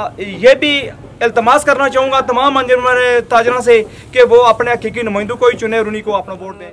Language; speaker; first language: Urdu; non-native, local second language; Pahari-Potwari